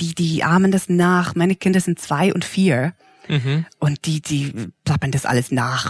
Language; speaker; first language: German; non-native, fluent; English